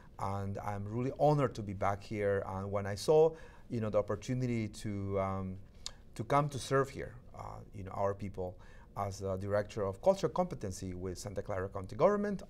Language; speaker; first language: English; non-native, fluent; Shipibo-Conibo